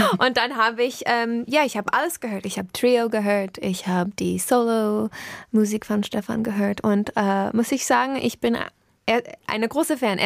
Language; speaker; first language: German; non-native, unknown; English